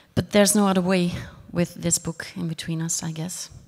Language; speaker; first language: English; non-native, fluent; Dutch